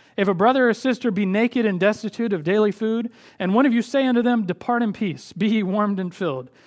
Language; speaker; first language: English; native; English